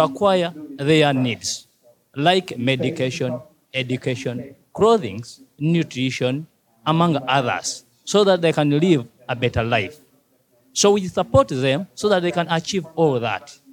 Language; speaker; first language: English; non-native, local second language; Ganda